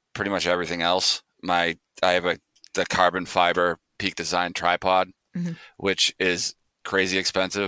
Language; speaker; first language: English; native; English